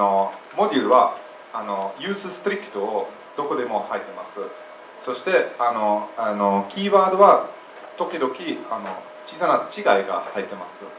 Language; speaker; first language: Japanese; non-native, fluent; English